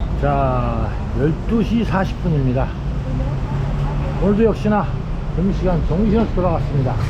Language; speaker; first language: Korean; native; Korean